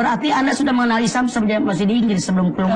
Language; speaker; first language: Indonesian; native; Indonesian